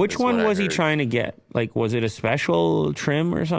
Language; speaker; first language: English; native; English